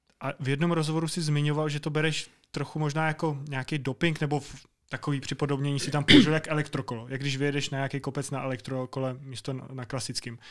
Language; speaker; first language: Czech; native; Czech